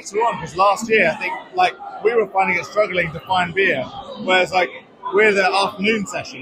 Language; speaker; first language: English; native; English